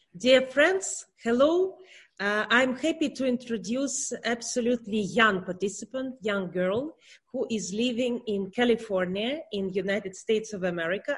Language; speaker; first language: English; non-native, learner; Russian